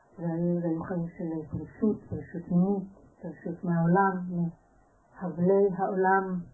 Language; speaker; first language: Hebrew; native; Hebrew